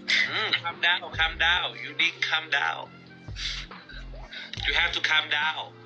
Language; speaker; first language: English; non-native, learner; Thai